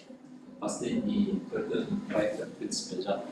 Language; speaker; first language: Russian; non-native, local second language; Kyrgyz